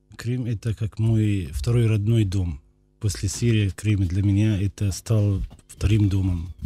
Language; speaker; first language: Russian; non-native, fluent; Arabic